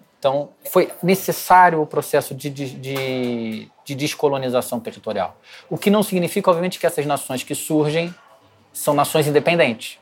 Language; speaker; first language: Portuguese; native; Portuguese